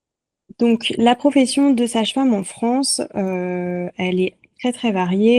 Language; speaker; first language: French; native; French